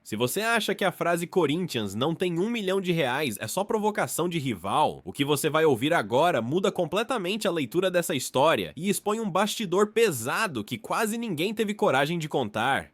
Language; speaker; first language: Portuguese; native; Portuguese